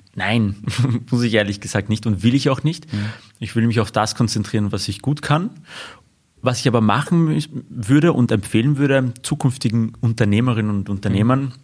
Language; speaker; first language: German; early bilingual, other home language; Armenian